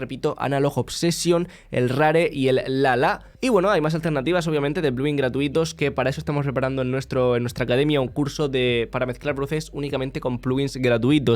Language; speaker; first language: Spanish; native; Spanish